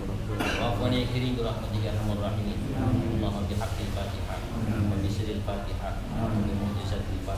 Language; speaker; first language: Indonesian; native; Indonesian